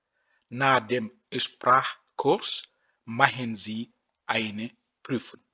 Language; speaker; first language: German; non-native, fluent; French